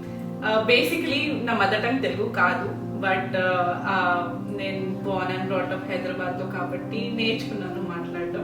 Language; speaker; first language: Telugu; non-native, local second language; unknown